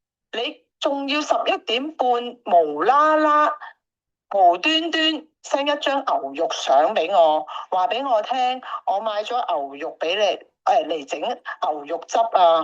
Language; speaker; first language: Cantonese; native; Cantonese